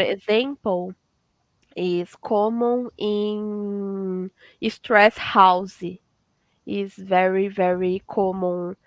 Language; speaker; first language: English; non-native, learner; Portuguese